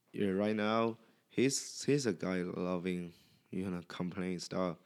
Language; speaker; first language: English; non-native, learner; Chinese